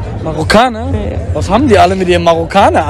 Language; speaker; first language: German; native; German